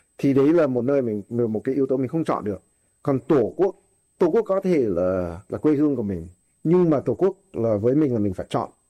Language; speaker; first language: Vietnamese; non-native, fluent; English